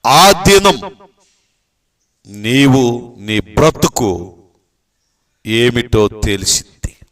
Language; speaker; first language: Telugu; native; Telugu